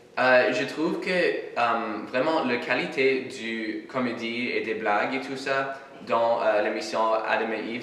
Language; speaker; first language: French; non-native, local second language; English